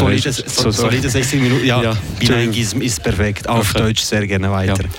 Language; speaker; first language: German; native; German